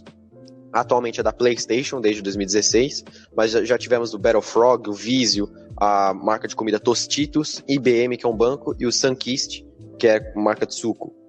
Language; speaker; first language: Portuguese; native; Portuguese